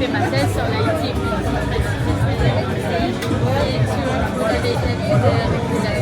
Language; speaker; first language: French; non-native, learner; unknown